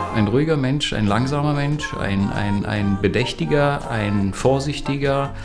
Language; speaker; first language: German; non-native, fluent; Romanian